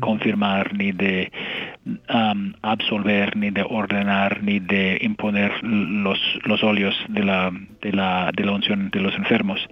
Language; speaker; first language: Spanish; non-native, fluent; English